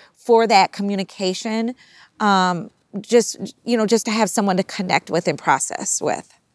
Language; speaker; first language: English; native; English